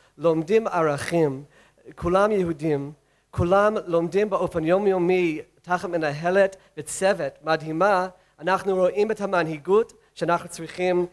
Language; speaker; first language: Hebrew; non-native, fluent; English